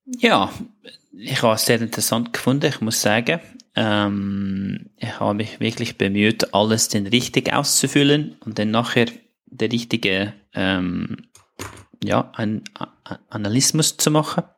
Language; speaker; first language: German; non-native, fluent; English